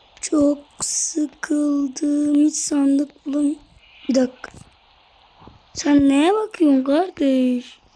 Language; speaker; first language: Turkish; native; Turkish